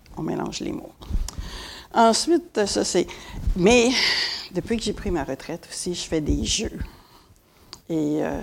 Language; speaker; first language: French; native; French